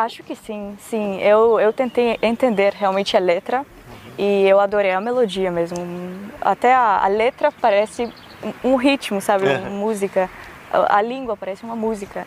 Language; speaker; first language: Portuguese; non-native, fluent; Macedonian